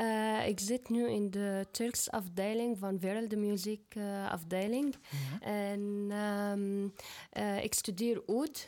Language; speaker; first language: Dutch; non-native, learner; Arabic